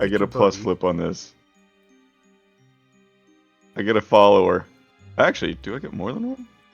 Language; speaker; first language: English; native; English